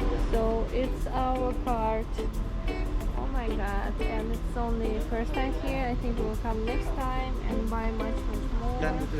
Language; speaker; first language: English; non-native, fluent; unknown